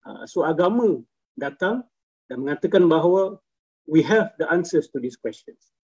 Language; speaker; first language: English; non-native, local second language; Malay